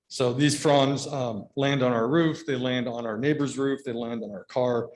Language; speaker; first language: English; native; English